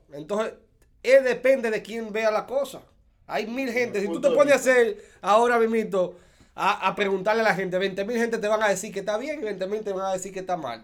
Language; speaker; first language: Spanish; early bilingual, heritage; Spanish